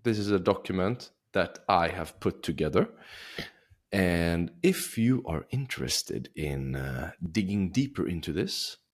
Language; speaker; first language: English; non-native, fluent; Swedish